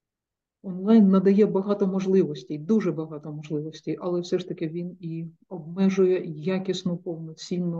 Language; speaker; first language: Ukrainian; native; Ukrainian